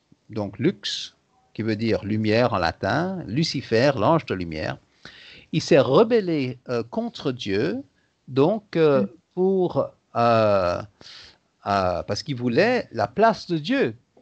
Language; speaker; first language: French; native; French